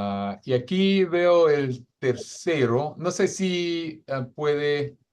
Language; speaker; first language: Spanish; non-native, fluent; English